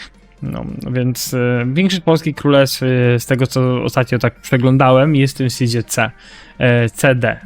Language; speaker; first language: Polish; native; Polish